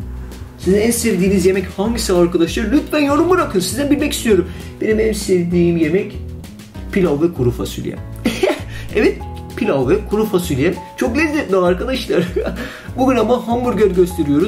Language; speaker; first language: Turkish; non-native, fluent; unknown